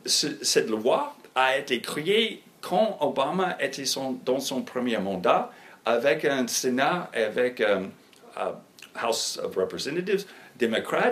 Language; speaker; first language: French; non-native, fluent; English